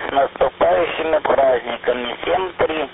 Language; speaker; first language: Russian; native; Russian